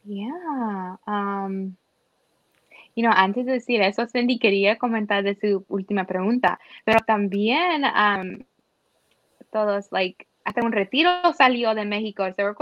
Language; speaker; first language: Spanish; early bilingual, heritage; Spanish